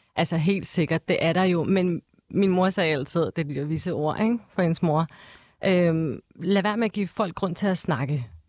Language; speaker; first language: Danish; early bilingual, other home language; Turkish